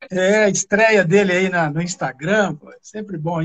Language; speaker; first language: Portuguese; native; Portuguese